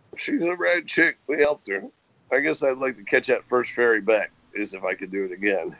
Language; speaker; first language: English; native; English